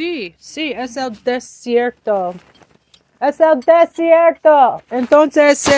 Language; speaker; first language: Spanish; non-native, learner; English